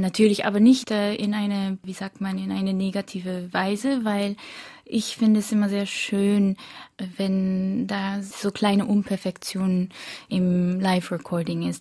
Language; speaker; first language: German; early bilingual, other home language; Korean